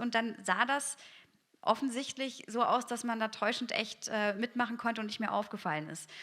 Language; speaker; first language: German; native; German